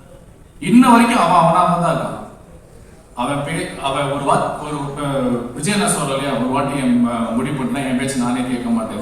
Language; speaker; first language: Tamil; native; Tamil